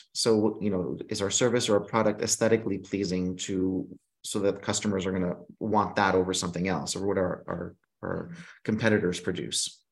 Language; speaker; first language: English; early bilingual, other home language; Greek